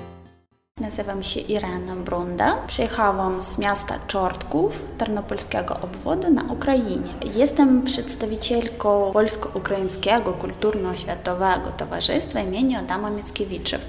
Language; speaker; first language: Polish; non-native, fluent; Ukrainian